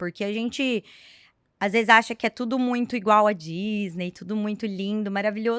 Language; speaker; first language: Portuguese; native; Portuguese